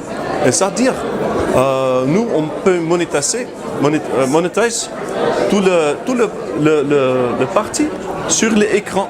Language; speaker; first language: French; non-native, learner; Dutch